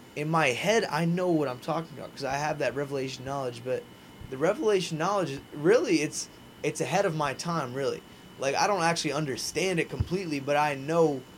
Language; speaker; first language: English; native; English